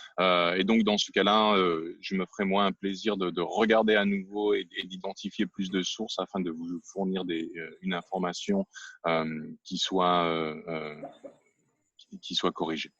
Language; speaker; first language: French; native; French